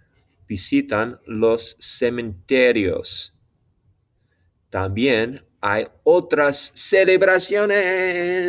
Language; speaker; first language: Spanish; non-native, fluent; English